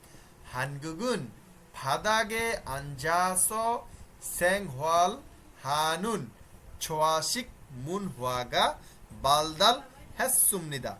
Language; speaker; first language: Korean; non-native, fluent; Bangla